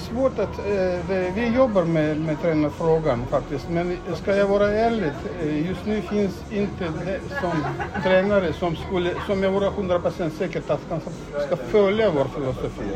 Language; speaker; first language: Swedish; non-native, fluent; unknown